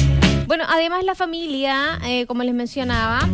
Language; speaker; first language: Spanish; native; Spanish